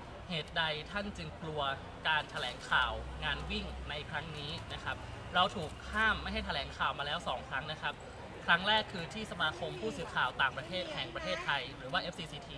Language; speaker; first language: Thai; native; Thai